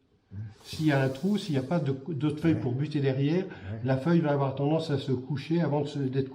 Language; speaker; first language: French; native; French